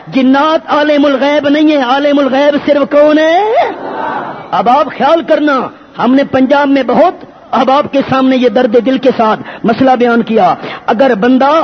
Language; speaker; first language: Urdu; non-native, local second language; Pashto